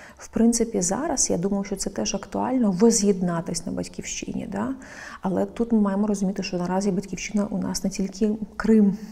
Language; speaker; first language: Ukrainian; non-native, local second language; Crimean Tatar